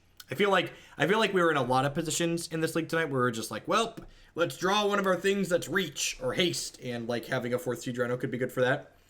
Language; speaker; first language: English; native; English